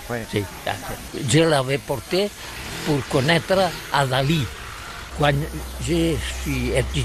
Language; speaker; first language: French; non-native, learner; Catalan